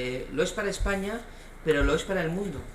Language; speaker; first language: Spanish; native; Spanish